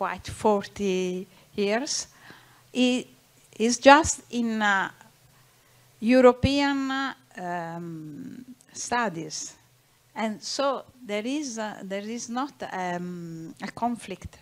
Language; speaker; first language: English; non-native, learner; Italian